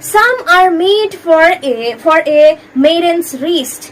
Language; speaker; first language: English; non-native, local second language; Bangla